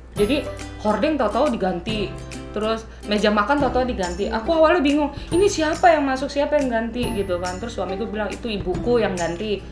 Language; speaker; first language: Indonesian; native; Indonesian